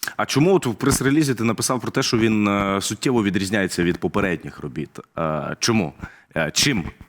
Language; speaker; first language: Ukrainian; native; Ukrainian